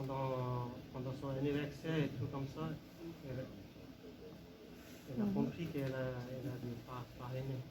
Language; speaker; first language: French; non-native, learner; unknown